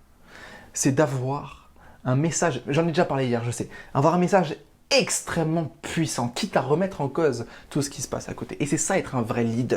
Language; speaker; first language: French; native; French